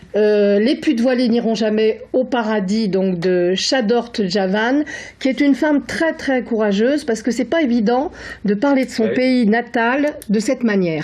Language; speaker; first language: French; native; French